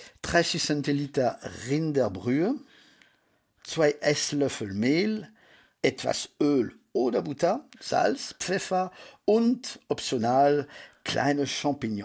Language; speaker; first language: German; early bilingual, heritage; French